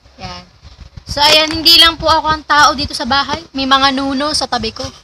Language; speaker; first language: Filipino; native; Filipino